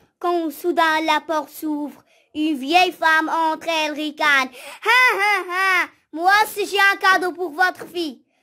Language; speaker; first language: French; non-native, local second language; Arabic